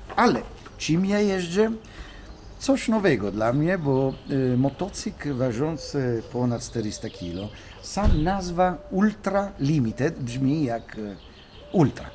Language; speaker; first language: Polish; non-native, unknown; Italian